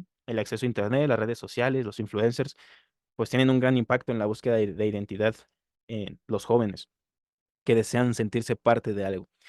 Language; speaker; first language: Spanish; native; Spanish